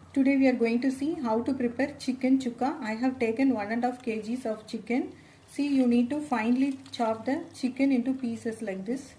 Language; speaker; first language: English; non-native, local second language; Tamil